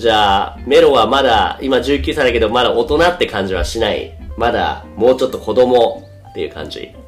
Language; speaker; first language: Japanese; native; Japanese